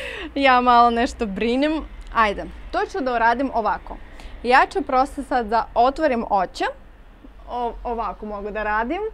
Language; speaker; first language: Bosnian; non-native, learner; Russian